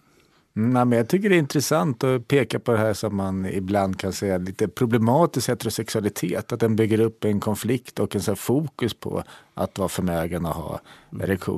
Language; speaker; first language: Swedish; native; Swedish